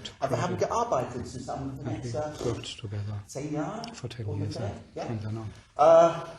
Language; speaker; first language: German; non-native, learner; English